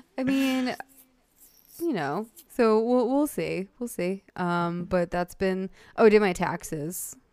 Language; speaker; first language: English; native; English